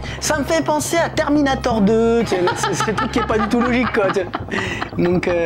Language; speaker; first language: French; native; French